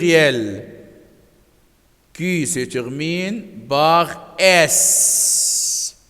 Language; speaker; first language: French; non-native, fluent; Arabic